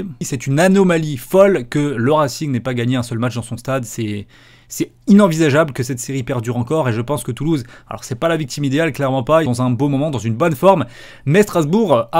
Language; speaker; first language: French; native; French